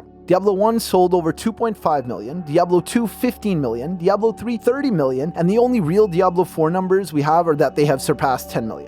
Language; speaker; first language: English; native; English